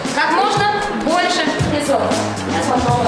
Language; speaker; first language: Russian; native; Russian